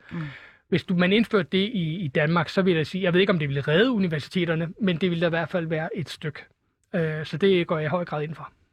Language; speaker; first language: Danish; native; Danish